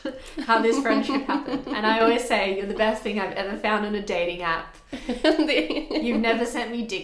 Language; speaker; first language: English; native; English